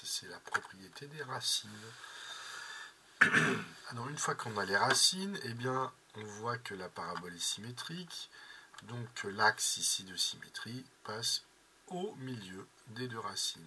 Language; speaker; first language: French; native; French